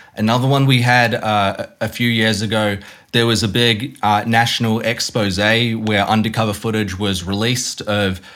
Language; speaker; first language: English; native; English